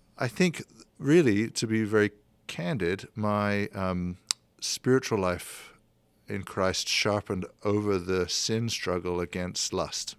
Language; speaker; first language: English; native; English